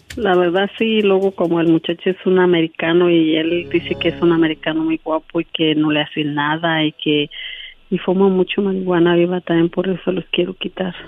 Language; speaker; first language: Spanish; native; Spanish